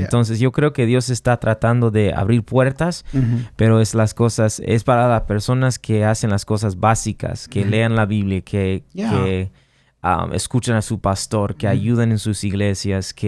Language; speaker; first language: Spanish; non-native, fluent; English